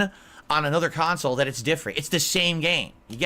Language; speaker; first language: English; native; English